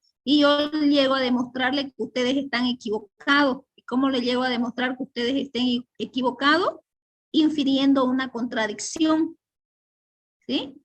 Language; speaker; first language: Spanish; native; Spanish